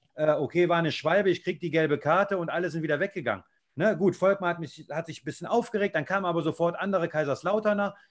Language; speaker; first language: German; native; German